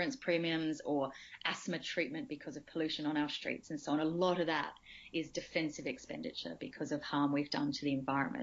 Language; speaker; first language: English; native; English